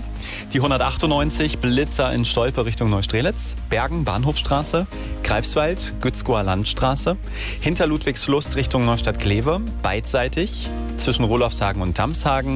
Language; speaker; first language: German; native; German